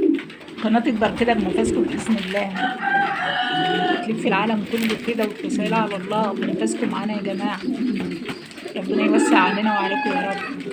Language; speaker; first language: Arabic; native; Arabic